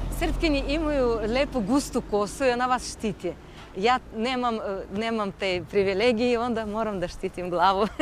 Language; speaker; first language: Serbian; non-native, fluent; Russian